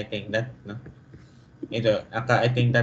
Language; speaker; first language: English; non-native, local second language; Filipino